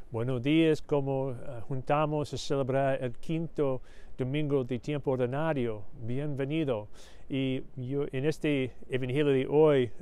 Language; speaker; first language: Spanish; non-native, learner; English